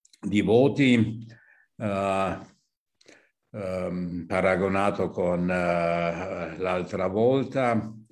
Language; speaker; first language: Italian; non-native, fluent; German